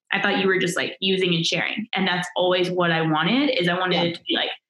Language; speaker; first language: English; native; English